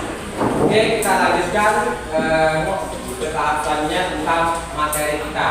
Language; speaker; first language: Indonesian; non-native, local second language; Balinese